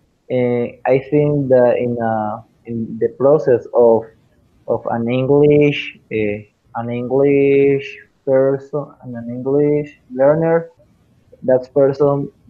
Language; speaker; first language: English; non-native, fluent; Spanish